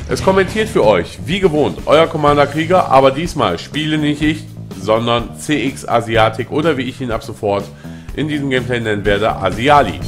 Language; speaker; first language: German; native; German